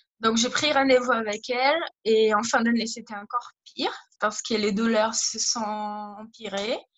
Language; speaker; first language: French; non-native, fluent; Portuguese